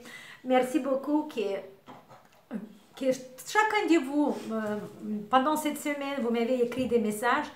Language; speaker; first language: French; non-native, learner; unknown